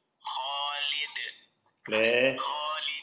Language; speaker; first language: Arabic; non-native, learner; Indonesian